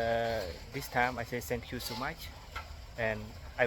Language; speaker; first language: English; non-native, learner; Khmer